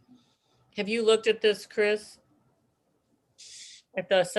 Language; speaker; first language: English; native; English